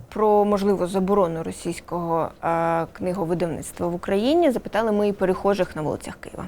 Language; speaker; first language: Ukrainian; native; Ukrainian